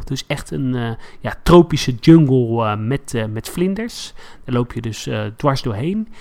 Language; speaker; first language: Dutch; native; Dutch